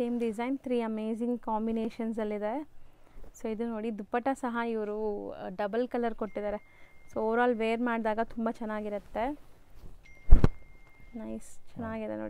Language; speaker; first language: Kannada; native; Kannada